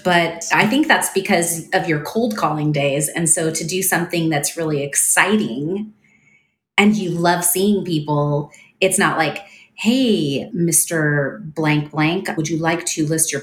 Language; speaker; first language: English; native; English